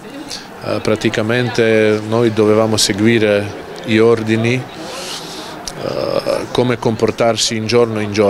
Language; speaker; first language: Italian; non-native, local second language; Croatian